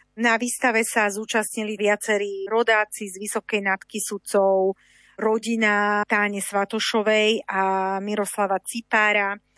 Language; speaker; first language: Slovak; native; Slovak